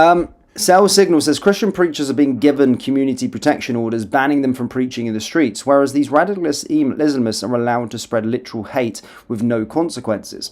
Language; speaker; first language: English; native; English